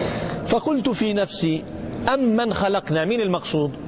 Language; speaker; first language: Arabic; native; Arabic